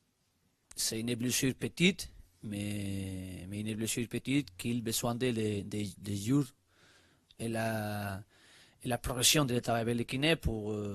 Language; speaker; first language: French; non-native, learner; Spanish